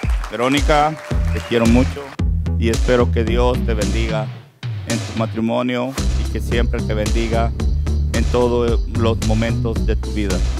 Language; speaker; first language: Spanish; native; Spanish